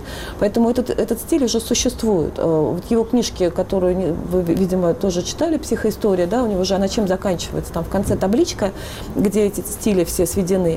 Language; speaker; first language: Russian; native; Russian